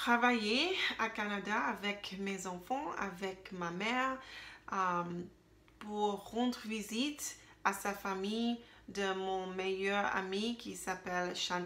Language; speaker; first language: French; non-native, learner; English